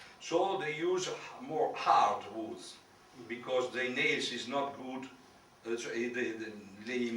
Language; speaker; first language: English; non-native, learner; Italian